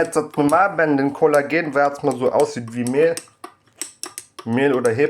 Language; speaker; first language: German; native; German